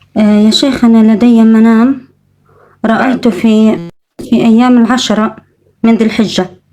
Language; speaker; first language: Arabic; native; Arabic